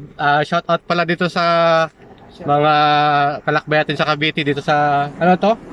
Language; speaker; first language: Filipino; native; Filipino